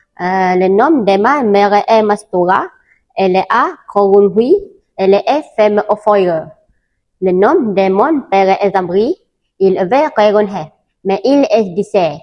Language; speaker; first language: French; non-native, learner; Malay